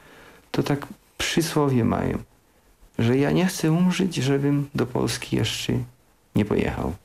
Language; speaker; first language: Polish; early bilingual, heritage; Polish